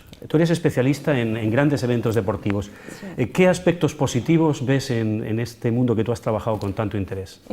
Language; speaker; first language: Spanish; native; Spanish